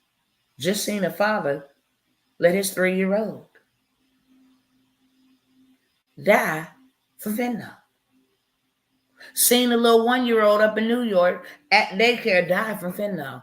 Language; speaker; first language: English; native; English